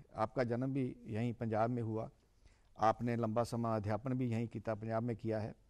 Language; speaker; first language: Hindi; non-native, local second language; Punjabi